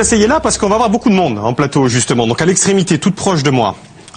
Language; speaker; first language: French; native; French